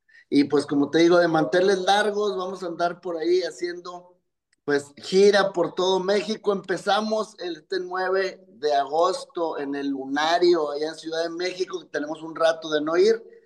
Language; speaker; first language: Spanish; native; Spanish